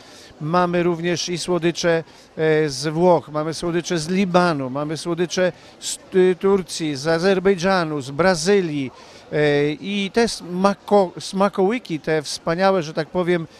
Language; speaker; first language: Polish; native; Polish